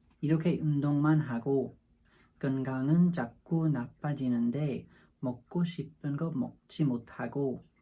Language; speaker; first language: Korean; non-native, learner; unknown